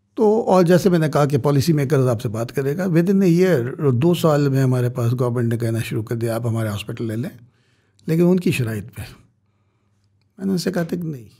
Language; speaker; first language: Urdu; native; Urdu